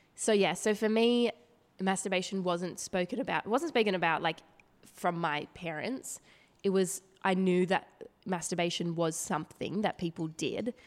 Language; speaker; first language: English; native; English